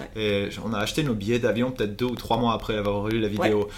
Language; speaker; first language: French; native; French